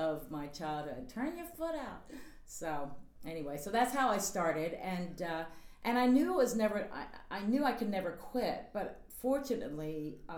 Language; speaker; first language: English; native; English